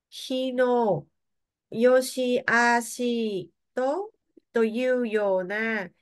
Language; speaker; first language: Japanese; non-native, learner; Vietnamese